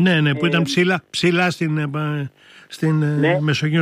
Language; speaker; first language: Greek; native; Greek